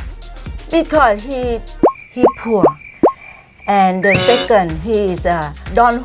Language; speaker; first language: English; non-native, learner; Thai